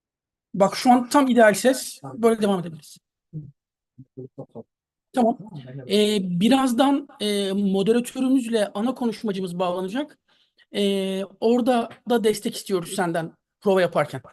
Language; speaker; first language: Turkish; native; Turkish